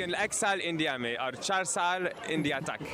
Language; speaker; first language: Hindi; non-native, learner; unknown